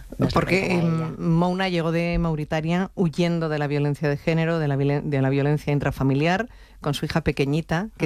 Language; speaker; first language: Spanish; native; Spanish